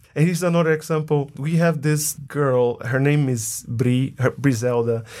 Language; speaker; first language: English; non-native, fluent; Portuguese